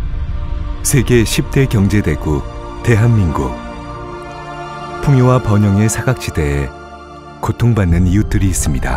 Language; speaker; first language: Korean; native; Korean